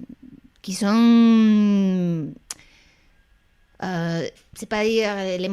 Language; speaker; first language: French; non-native, fluent; Spanish